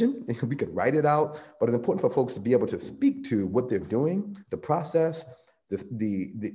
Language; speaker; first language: English; native; English